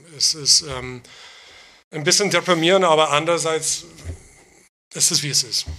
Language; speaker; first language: German; non-native, fluent; English